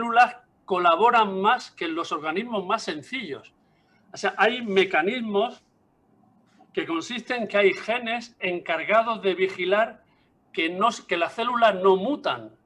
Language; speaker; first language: Spanish; native; Spanish